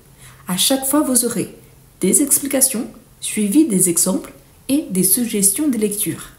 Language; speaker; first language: French; native; French